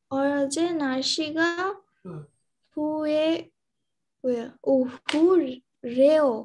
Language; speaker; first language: Korean; non-native, learner; Bangla